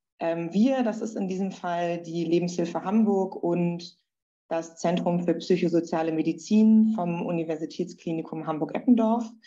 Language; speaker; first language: German; native; German